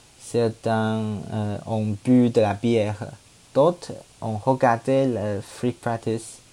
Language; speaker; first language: French; non-native, learner; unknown